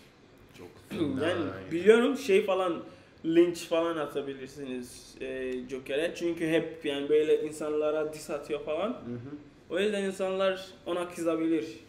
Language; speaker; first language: Turkish; non-native, learner; English